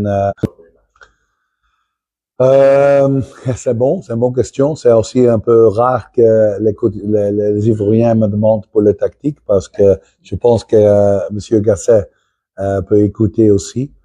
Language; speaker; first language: French; non-native, fluent; Dutch